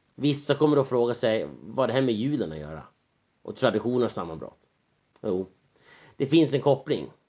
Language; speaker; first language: Swedish; native; Swedish